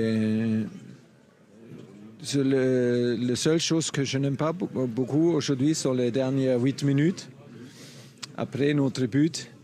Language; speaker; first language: French; non-native, fluent; German